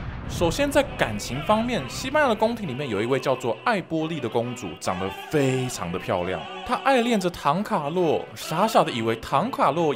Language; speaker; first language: Chinese; native; Chinese